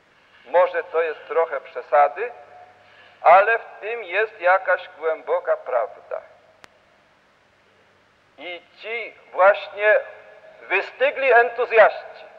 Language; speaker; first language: Polish; native; Polish